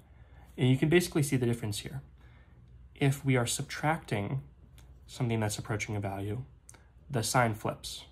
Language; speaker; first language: English; native; English